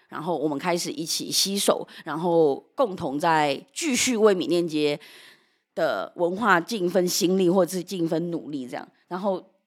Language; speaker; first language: Chinese; early bilingual, heritage; Chinese